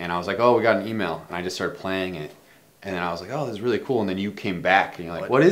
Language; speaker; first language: English; native; English